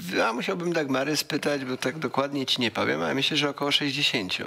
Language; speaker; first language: Polish; native; Polish